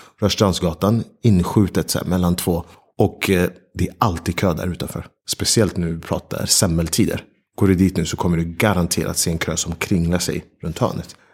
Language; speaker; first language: Swedish; early bilingual, other home language; Ganda